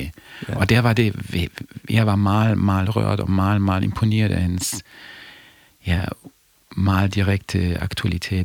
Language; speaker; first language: Danish; non-native, fluent; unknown